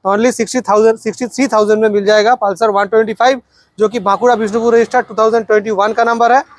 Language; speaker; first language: Hindi; non-native, local second language; Bangla